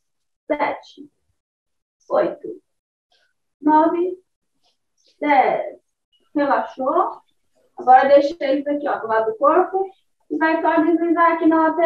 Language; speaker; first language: Portuguese; native; Portuguese